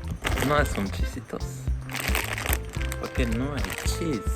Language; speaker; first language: Spanish; non-native, fluent; French